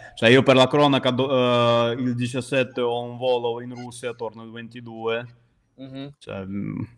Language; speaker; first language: Italian; non-native, fluent; Ukrainian